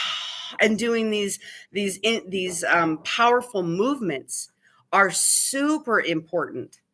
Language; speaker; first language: English; native; English